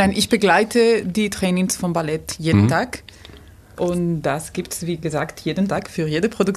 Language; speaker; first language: German; non-native, fluent; Spanish